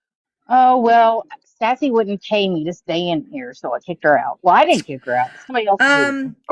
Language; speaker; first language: English; native; English